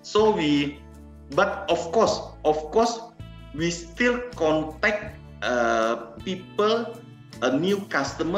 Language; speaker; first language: English; non-native, learner; Indonesian